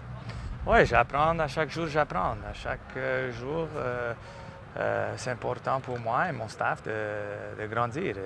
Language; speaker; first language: French; non-native, local second language; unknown